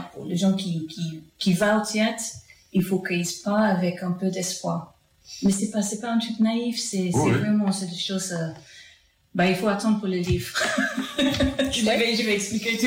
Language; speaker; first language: French; non-native, fluent; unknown